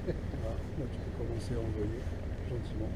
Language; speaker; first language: French; native; French